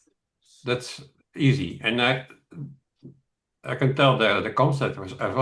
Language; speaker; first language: English; non-native, fluent; Dutch